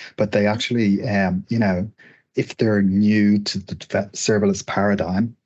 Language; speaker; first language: English; native; English